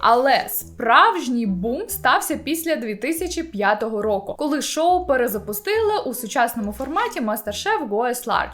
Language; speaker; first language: Ukrainian; native; Ukrainian